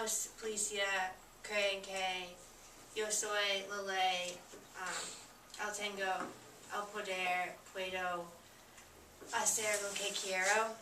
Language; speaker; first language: Spanish; non-native, learner; English